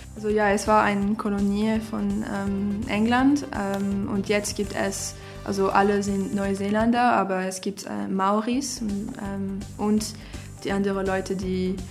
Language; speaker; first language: German; non-native, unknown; English